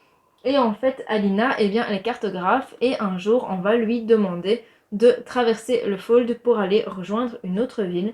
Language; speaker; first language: French; native; French